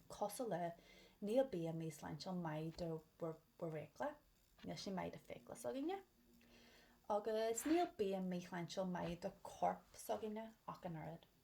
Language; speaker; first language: Irish; non-native, local second language; English